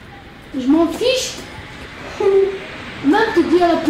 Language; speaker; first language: French; non-native, learner; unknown